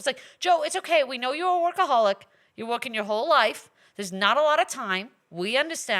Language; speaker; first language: English; native; English